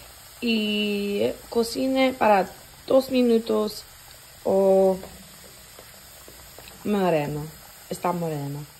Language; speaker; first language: Spanish; non-native, learner; English